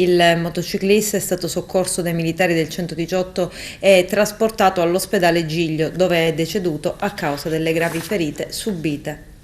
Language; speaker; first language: Italian; native; Italian